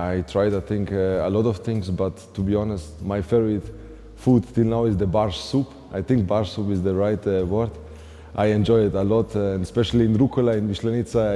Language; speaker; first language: English; non-native, fluent; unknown